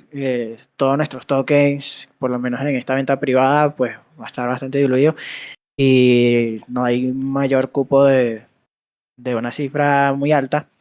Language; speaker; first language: Spanish; native; Spanish